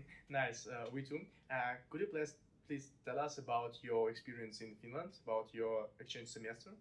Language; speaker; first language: English; non-native, learner; Russian